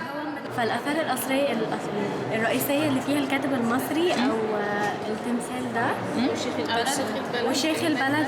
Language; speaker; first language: Arabic; native; Arabic